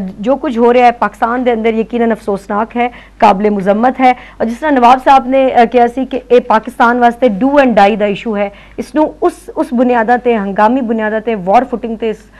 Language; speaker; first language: Urdu; non-native, local second language; Punjabi